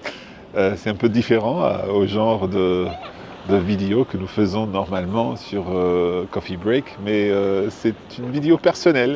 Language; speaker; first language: French; non-native, fluent; English